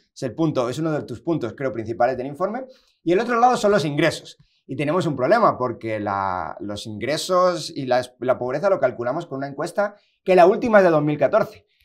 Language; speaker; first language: Spanish; native; Spanish